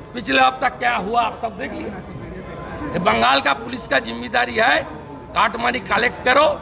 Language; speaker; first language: Hindi; non-native, local second language; Bangla